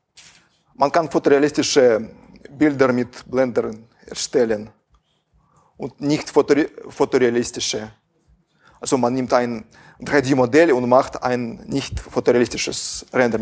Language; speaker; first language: German; non-native, fluent; Russian